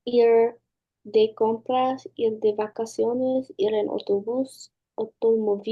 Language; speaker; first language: Spanish; non-native, learner; English